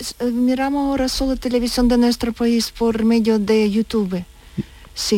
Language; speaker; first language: Spanish; non-native, learner; Ukrainian